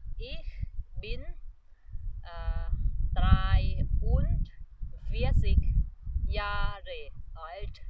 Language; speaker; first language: German; non-native, fluent; Thai